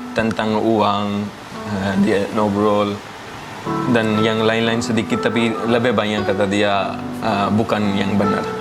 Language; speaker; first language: Indonesian; non-native, fluent; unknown